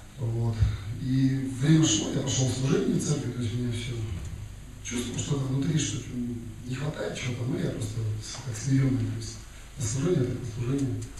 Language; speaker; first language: Russian; native; Russian